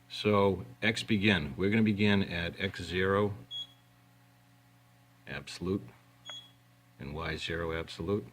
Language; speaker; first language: English; native; English